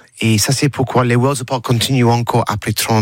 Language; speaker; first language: French; non-native, learner; English